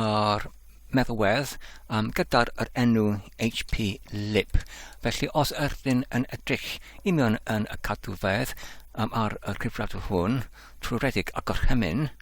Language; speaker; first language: Welsh; non-native, learner; English